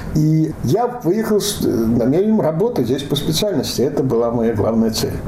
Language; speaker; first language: Russian; non-native, local second language; Yiddish